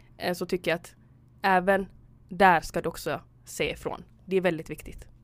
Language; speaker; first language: Swedish; early bilingual, other home language; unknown